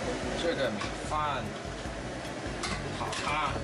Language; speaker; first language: Chinese; non-native, learner; English